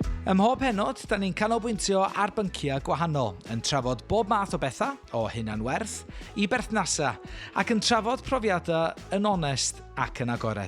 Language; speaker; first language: Welsh; native; Welsh